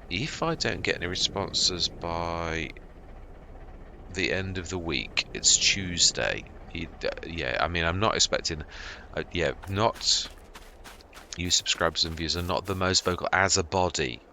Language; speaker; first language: English; native; English